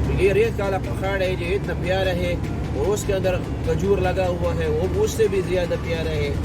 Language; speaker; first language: Urdu; non-native, local second language; Pashto